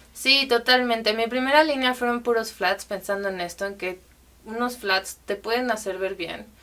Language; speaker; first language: Spanish; native; Spanish